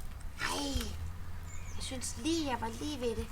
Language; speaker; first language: Danish; native; Danish